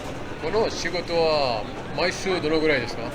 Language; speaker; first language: Japanese; non-native, fluent; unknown